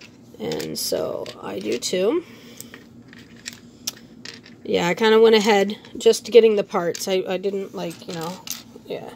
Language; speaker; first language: English; native; English